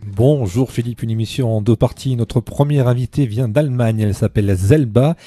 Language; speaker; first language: French; native; French